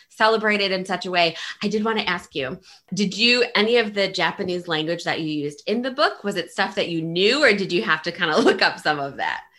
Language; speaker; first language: English; early bilingual, other home language; Italian